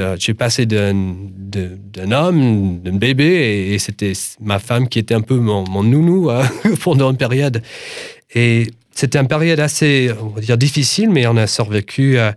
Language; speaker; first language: French; non-native, fluent; English